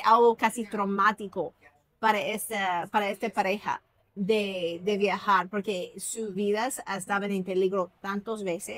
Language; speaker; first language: Spanish; non-native, fluent; English